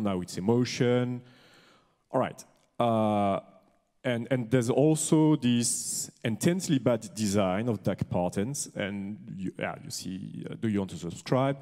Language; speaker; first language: English; non-native, fluent; French